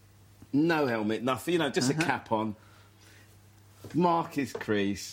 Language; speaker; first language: English; native; English